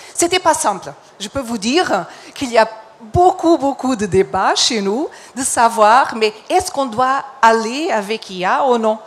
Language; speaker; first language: French; non-native, fluent; Portuguese